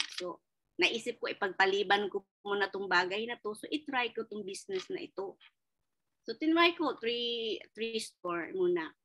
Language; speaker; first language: Filipino; non-native, local second language; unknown